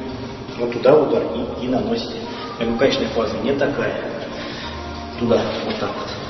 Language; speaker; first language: Russian; native; Russian